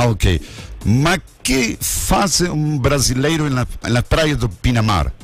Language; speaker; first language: Portuguese; non-native, learner; Spanish